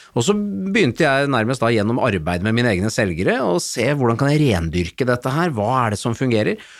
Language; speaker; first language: Norwegian; native; Norwegian